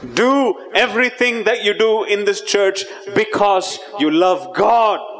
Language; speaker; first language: English; non-native, local second language; Tamil